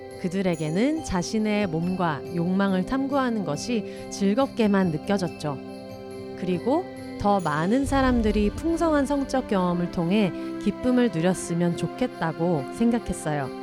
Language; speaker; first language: Korean; native; Korean